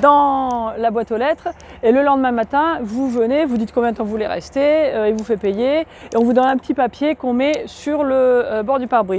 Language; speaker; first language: French; native; French